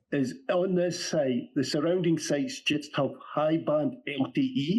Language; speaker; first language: English; native; English